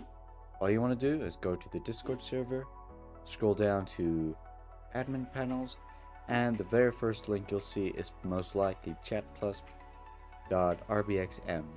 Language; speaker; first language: English; native; English